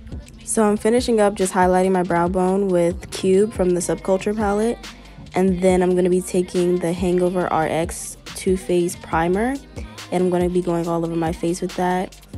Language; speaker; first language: English; native; English